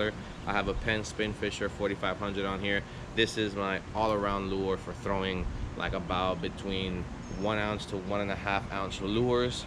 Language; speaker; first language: English; native; English